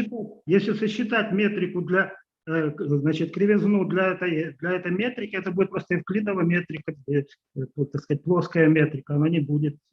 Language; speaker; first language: Russian; native; Russian